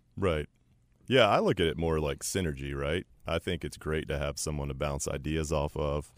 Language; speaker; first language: English; native; English